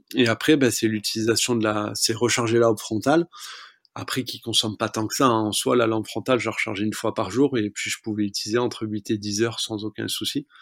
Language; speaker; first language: French; native; French